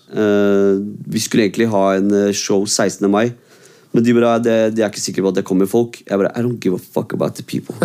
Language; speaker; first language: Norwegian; early bilingual, other home language; Kurdish